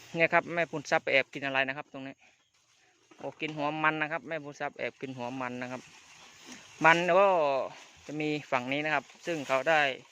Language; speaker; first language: Thai; non-native, local second language; Khmer